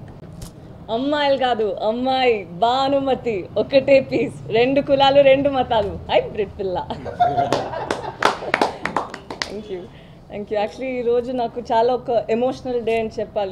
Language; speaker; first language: Telugu; non-native, learner; Tamil